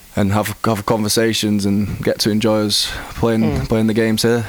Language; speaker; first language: English; native; English